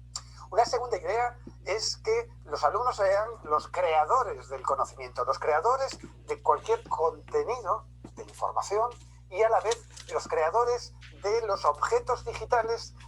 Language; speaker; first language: Spanish; native; Spanish